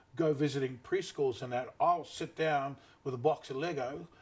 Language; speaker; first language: English; native; English